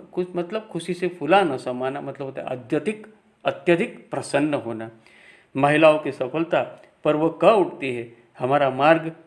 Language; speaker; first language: Hindi; non-native, local second language; Gujarati